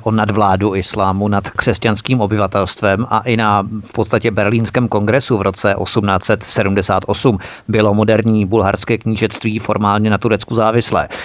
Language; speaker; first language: Czech; native; Czech